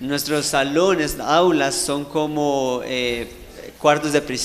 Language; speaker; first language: Spanish; native; Spanish